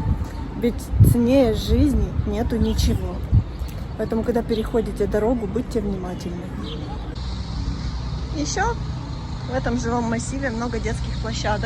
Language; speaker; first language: Russian; native; Russian